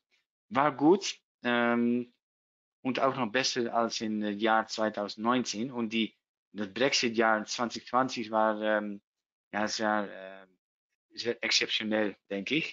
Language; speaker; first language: German; non-native, learner; Dutch